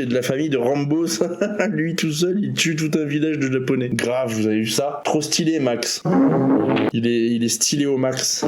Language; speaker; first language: French; native; French